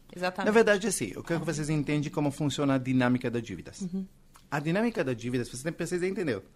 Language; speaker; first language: Portuguese; non-native, fluent; Hebrew